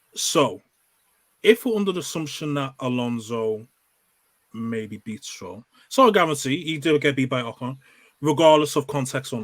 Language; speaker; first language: English; native; English